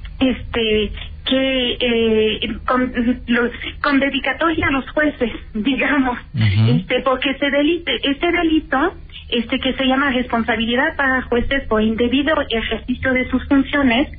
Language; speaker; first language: Spanish; native; Spanish